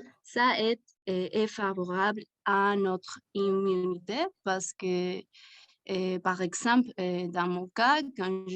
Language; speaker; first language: French; non-native, learner; Spanish